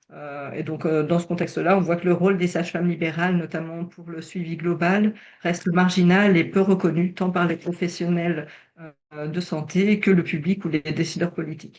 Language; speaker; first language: French; native; French